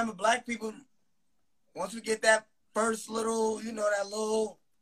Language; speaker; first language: English; native; English